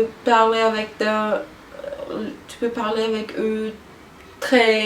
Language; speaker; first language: French; non-native, learner; Turkish